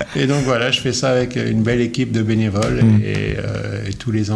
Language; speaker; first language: French; native; French